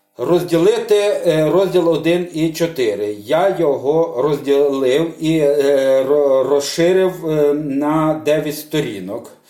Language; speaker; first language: Ukrainian; native; Ukrainian